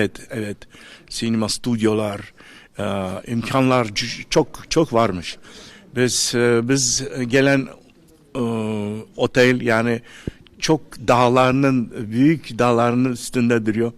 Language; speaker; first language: Turkish; non-native, learner; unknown